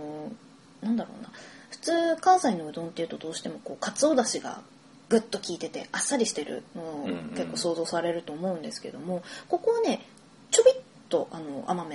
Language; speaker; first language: Japanese; native; Japanese